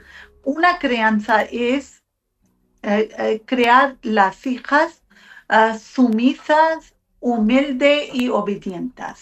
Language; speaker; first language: Spanish; non-native, learner; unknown